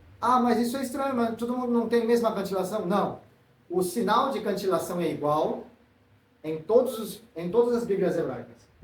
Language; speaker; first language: Portuguese; non-native, fluent; Korean